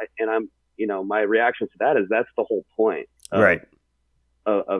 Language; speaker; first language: English; native; English